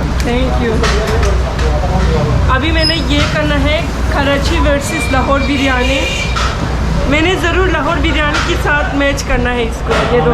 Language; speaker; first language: Hindi; non-native, learner; Turkish